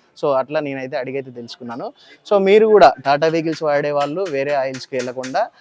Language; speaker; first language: Telugu; native; Telugu